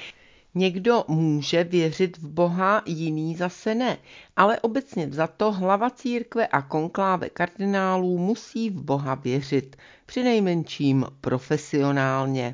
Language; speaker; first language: Czech; native; Czech